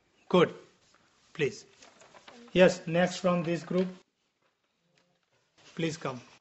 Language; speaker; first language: English; non-native, local second language; Gujarati